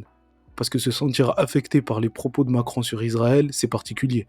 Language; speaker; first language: French; native; French